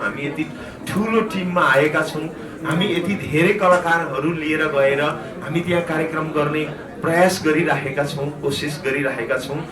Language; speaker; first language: Nepali; native; Nepali